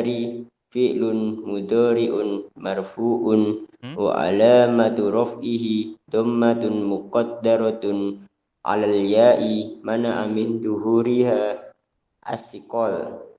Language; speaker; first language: Arabic; non-native, learner; Indonesian